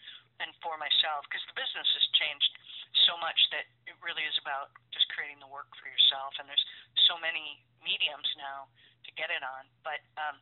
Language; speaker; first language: English; native; English